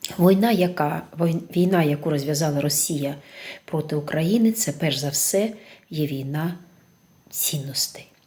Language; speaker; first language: Ukrainian; non-native, local second language; Russian